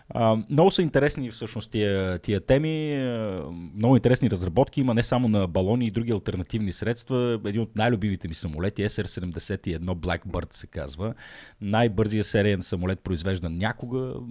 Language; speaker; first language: Bulgarian; native; Bulgarian